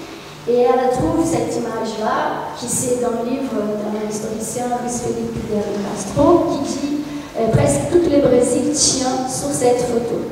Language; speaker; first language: French; non-native, fluent; Portuguese